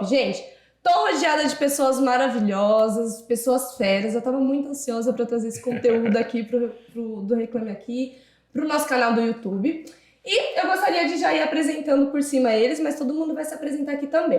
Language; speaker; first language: Portuguese; native; Portuguese